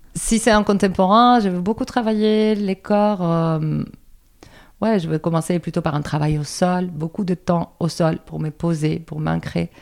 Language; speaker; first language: French; non-native, fluent; Spanish